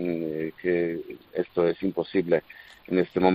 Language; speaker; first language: Spanish; non-native, fluent; Polish